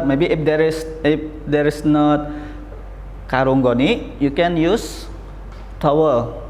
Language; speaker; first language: English; non-native, learner; Indonesian